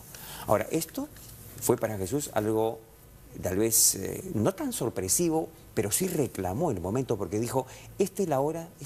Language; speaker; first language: Spanish; native; Spanish